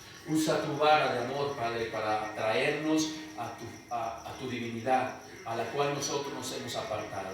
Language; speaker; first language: Spanish; native; Spanish